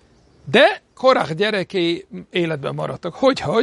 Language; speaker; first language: Hungarian; non-native, fluent; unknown